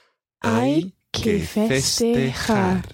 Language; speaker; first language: Spanish; non-native, learner; English